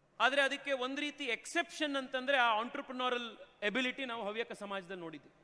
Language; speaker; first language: Kannada; native; Kannada